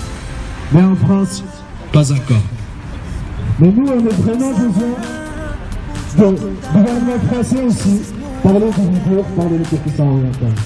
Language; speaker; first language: French; non-native, learner; Uyghur